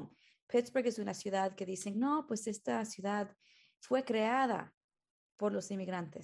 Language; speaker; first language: Spanish; early bilingual, heritage; Spanish